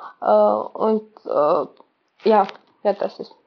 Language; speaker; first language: German; non-native, learner; Georgian